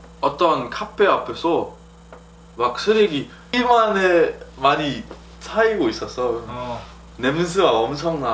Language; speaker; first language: Korean; non-native, fluent; German